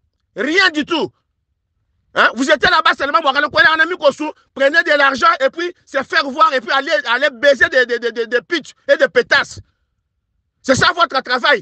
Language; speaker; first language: French; non-native, local second language; Luba-Lulua